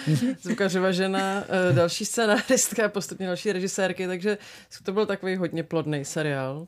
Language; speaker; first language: Czech; native; Czech